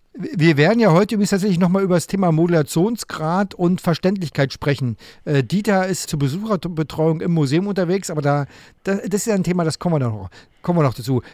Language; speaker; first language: German; native; German